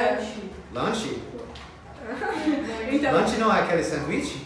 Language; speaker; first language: Portuguese; non-native, fluent; English